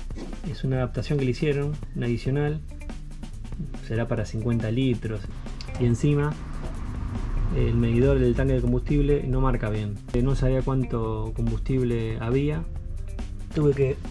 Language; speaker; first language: Spanish; native; Spanish